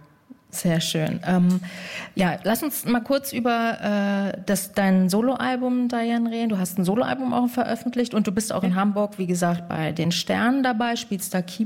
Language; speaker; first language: German; native; German